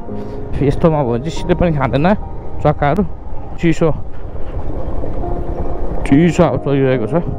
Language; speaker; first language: Nepali; native; Nepali